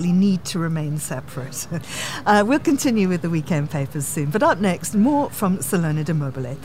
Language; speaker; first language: English; native; English